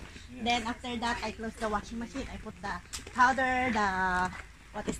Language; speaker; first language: English; non-native, learner; Filipino